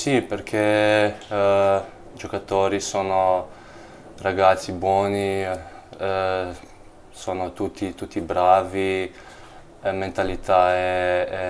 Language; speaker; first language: Italian; non-native, learner; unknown